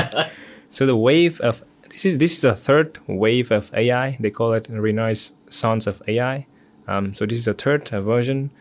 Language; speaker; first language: English; non-native, fluent; Vietnamese